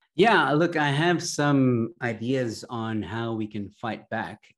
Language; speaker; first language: English; early bilingual, other home language; Arabic